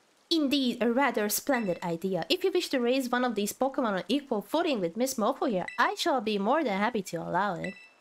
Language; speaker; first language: English; non-native, fluent; Hungarian